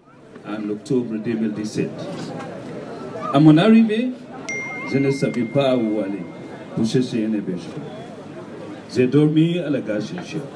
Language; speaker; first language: French; non-native, learner; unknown